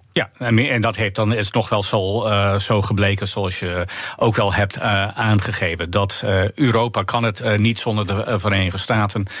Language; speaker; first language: Dutch; non-native, fluent; English